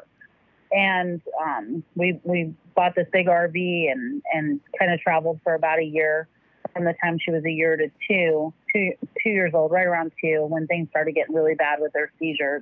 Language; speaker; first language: English; native; English